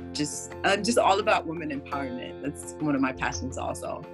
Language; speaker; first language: English; non-native, fluent; Haitian Creole